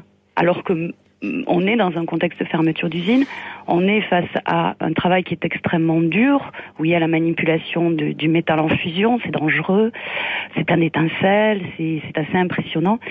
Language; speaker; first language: French; native; French